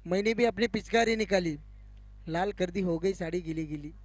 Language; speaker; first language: Hindi; non-native, local second language; Marathi